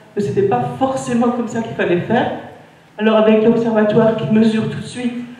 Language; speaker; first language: French; native; French